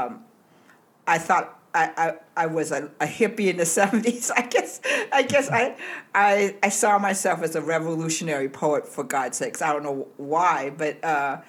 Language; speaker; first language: English; early bilingual, other home language; Cantonese